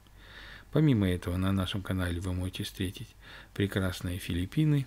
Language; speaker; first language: Russian; native; Russian